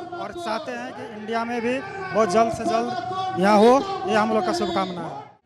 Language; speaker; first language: Hindi; non-native, fluent; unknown